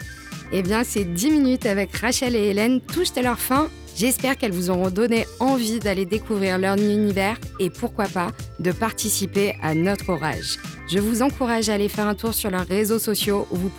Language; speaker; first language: French; native; French